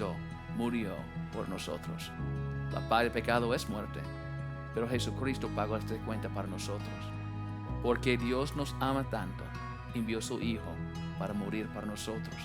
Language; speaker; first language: Spanish; non-native, fluent; English